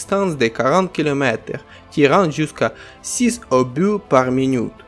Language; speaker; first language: French; non-native, fluent; Ukrainian